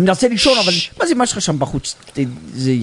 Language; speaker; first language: Hebrew; native; Hebrew